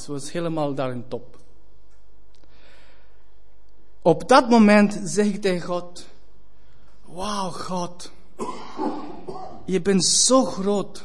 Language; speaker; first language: Dutch; non-native, fluent; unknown